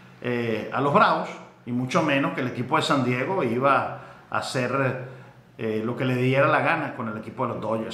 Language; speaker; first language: Spanish; native; Spanish